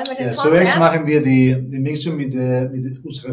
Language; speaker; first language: German; non-native, learner; Spanish